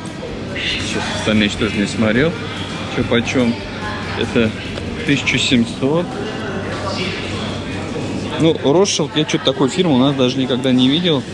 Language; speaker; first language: Russian; native; Russian